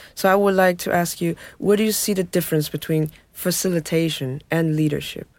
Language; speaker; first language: English; non-native, fluent; Chinese